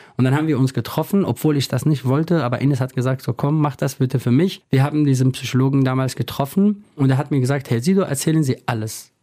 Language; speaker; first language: German; non-native, fluent; Kurdish